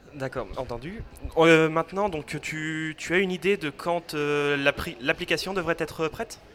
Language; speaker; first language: French; native; French